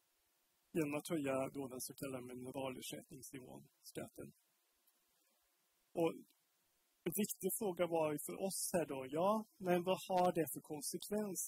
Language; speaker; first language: Swedish; native; Swedish